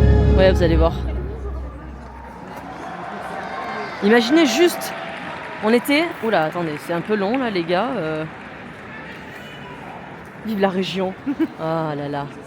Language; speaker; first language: French; native; French